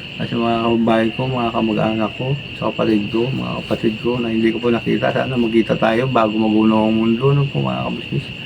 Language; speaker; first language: Filipino; non-native, local second language; Cebuano